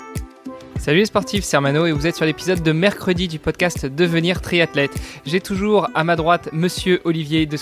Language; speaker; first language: French; native; French